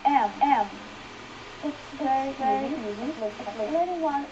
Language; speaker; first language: English; non-native, learner; Ukrainian